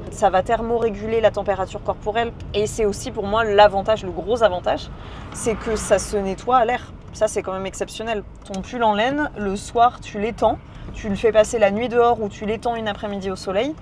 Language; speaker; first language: French; native; French